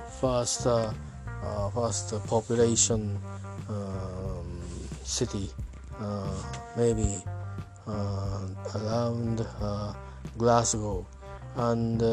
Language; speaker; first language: English; non-native, learner; Japanese